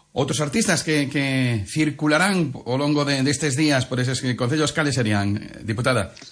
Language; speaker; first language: Galician; non-native, local second language; Spanish